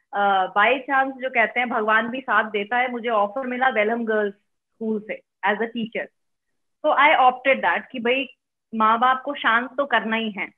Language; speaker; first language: Hindi; native; Hindi